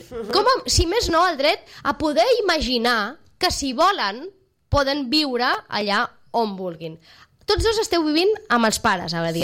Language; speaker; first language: Catalan; native; Catalan